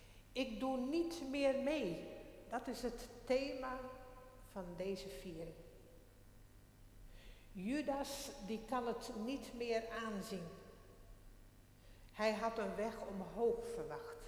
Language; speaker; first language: Dutch; non-native, local second language; Western Frisian